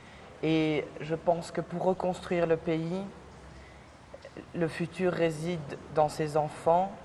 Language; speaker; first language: French; early bilingual, other home language; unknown